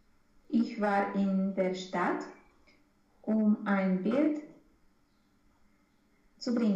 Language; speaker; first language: German; non-native, learner; Romanian